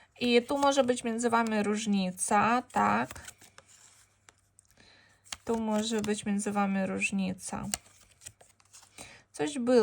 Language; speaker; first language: Polish; non-native, fluent; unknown